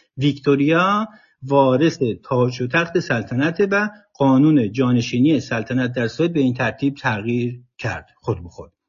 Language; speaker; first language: Persian; native; Persian